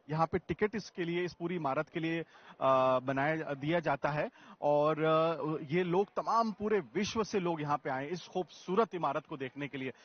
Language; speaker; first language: Hindi; native; Hindi